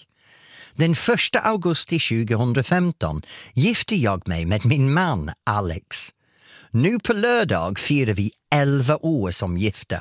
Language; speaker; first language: Swedish; non-native, fluent; English